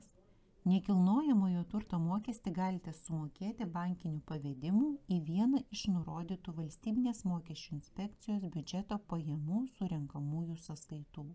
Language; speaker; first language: Lithuanian; native; Lithuanian